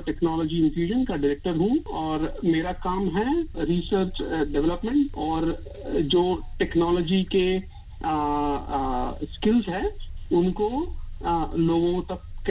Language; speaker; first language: Hindi; non-native, local second language; Marathi